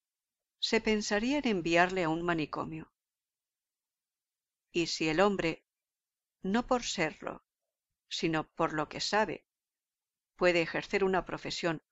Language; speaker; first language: Spanish; native; Spanish